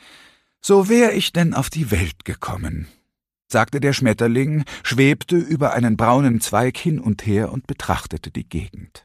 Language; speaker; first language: German; native; German